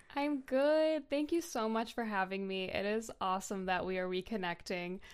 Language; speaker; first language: English; native; English